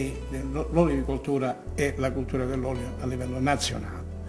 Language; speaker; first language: Italian; native; Italian